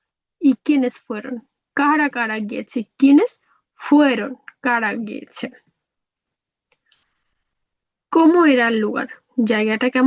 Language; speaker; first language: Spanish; non-native, fluent; Bangla